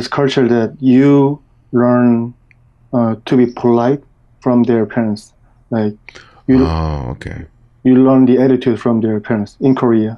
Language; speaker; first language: English; non-native, fluent; Korean